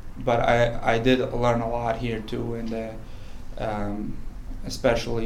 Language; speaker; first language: English; non-native, fluent; Bosnian